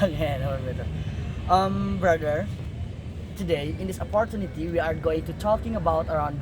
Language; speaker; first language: English; non-native, learner; Indonesian